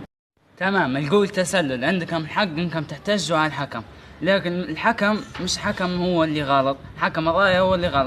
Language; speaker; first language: Arabic; native; Arabic